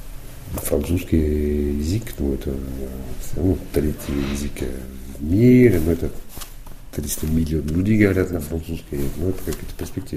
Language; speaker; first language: Russian; non-native, fluent; French